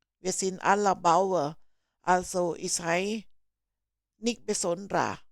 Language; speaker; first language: German; non-native, learner; Thai